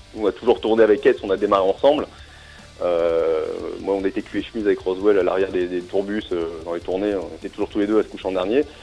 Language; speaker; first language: French; native; French